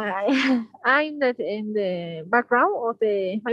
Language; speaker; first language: English; non-native, learner; Spanish